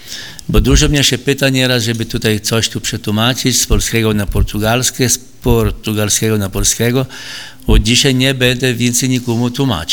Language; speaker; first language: Polish; early bilingual, heritage; Polish